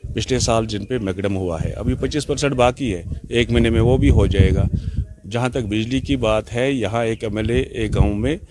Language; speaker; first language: Urdu; non-native, local second language; Kashmiri